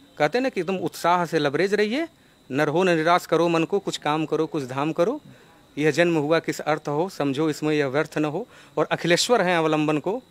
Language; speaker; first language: Hindi; native; Hindi